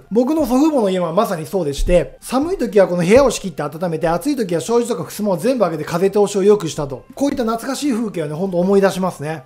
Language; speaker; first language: Japanese; native; Japanese